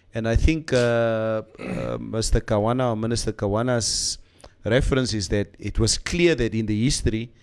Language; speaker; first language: English; non-native, local second language; Afrikaans